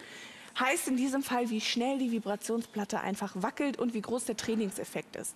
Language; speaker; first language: German; native; German